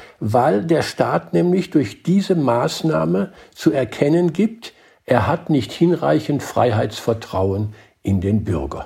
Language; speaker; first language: German; native; German